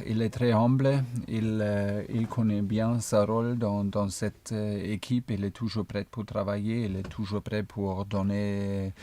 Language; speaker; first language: French; non-native, fluent; German